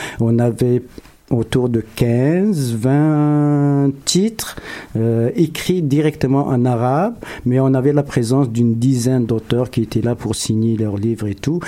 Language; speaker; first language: French; non-native, local second language; Arabic